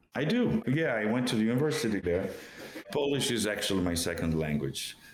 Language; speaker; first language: English; non-native, fluent; Portuguese